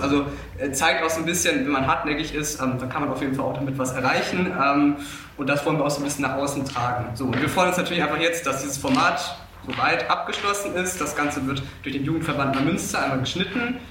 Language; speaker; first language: German; native; German